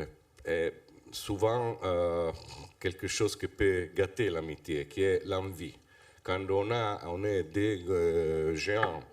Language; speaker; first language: French; non-native, fluent; Italian